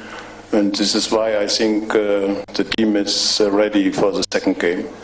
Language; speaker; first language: English; non-native, fluent; German